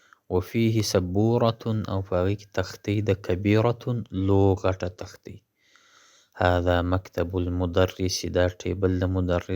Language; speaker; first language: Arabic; non-native, fluent; Pashto